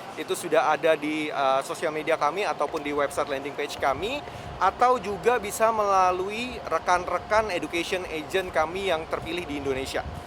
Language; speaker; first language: Indonesian; native; Indonesian